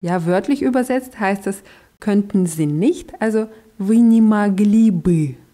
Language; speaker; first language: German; non-native, fluent; Russian